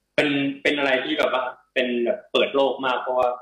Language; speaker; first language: Thai; native; Thai